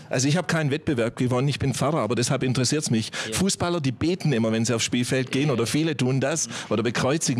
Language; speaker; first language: German; native; German